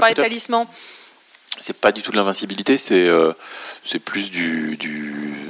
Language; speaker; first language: French; non-native, local second language; Arabic